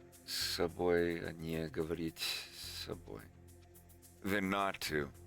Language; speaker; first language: Russian; non-native, learner; English